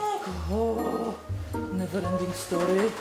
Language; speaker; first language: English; non-native, fluent; Polish